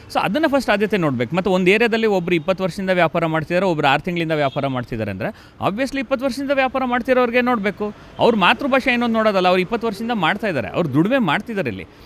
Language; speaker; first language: Kannada; non-native, local second language; Telugu